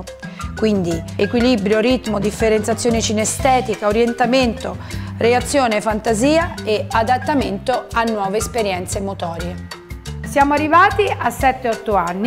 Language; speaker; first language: Italian; native; Italian